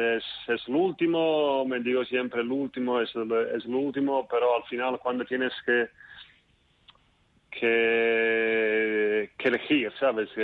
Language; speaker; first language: Spanish; non-native, fluent; Italian